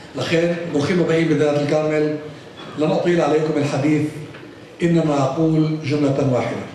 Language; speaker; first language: Hebrew; non-native, local second language; Arabic